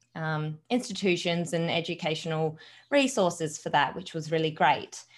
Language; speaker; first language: English; native; English